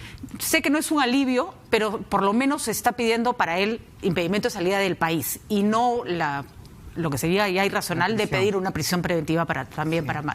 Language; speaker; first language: Spanish; native; Spanish